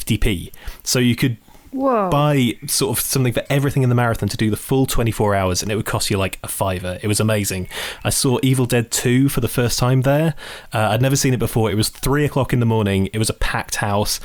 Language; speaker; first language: English; native; English